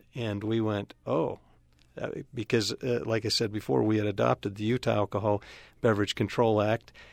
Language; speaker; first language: English; native; English